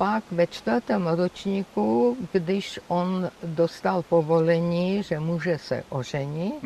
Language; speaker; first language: Czech; non-native, fluent; Georgian